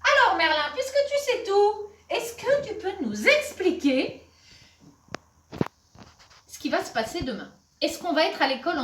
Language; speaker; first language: French; native; French